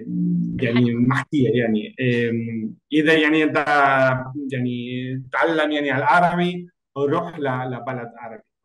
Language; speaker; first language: Arabic; non-native, learner; Spanish